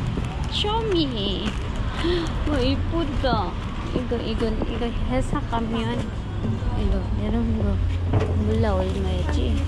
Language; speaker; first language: Korean; non-native, fluent; Filipino